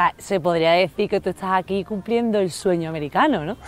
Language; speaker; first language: Spanish; native; Spanish